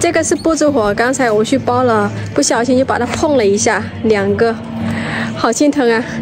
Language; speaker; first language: Chinese; non-native, fluent; Lao